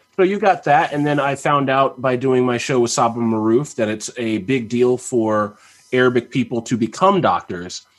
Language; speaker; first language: English; native; English